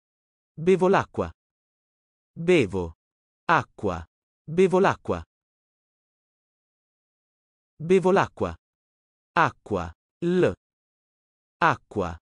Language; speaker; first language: Italian; non-native, learner; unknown